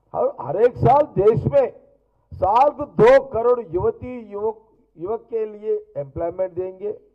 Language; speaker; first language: Hindi; non-native, local second language; Telugu